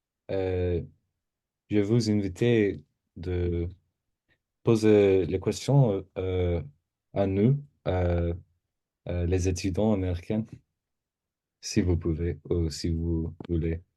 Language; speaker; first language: French; non-native, learner; English